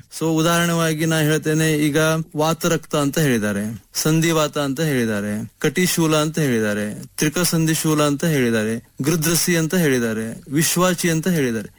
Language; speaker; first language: Kannada; native; Kannada